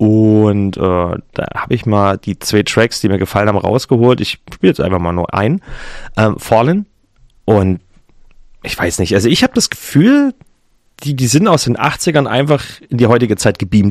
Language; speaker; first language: German; native; German